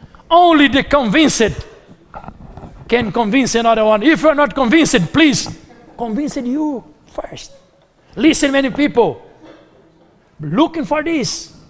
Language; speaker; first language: English; non-native, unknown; Portuguese